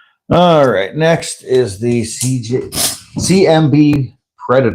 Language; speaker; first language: English; native; English